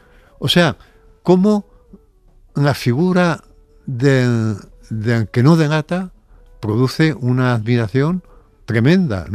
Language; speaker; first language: Spanish; native; Spanish